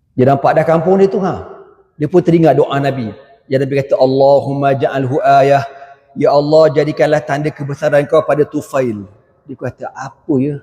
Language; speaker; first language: Malay; native; Malay